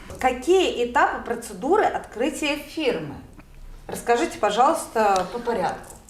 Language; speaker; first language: Russian; native; Russian